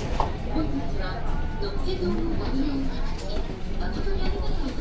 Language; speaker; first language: Japanese; native; Japanese